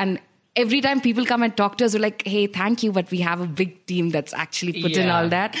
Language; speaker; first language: English; non-native, local second language; Telugu